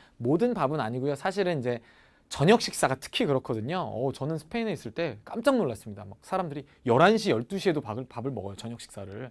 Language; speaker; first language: Korean; native; Korean